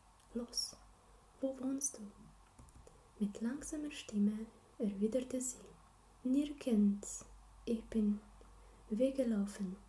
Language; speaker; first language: German; non-native, learner; Slovenian